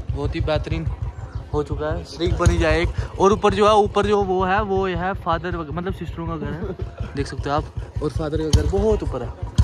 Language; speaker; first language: Hindi; native; Hindi